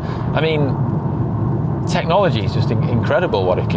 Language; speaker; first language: English; native; English